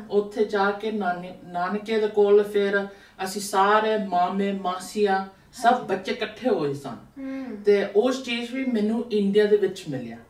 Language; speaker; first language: Punjabi; non-native, learner; Samoan